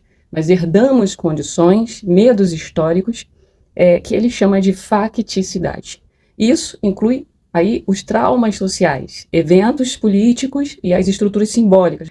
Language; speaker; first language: Portuguese; native; Portuguese